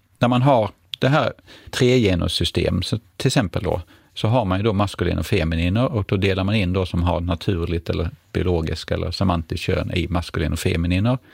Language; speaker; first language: Swedish; native; Swedish